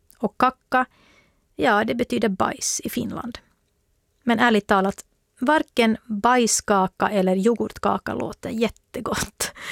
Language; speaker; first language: Swedish; native; Swedish